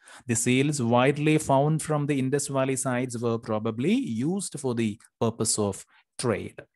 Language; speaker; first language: English; non-native, local second language; Malayalam